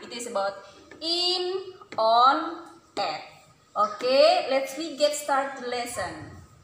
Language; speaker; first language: English; non-native, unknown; Indonesian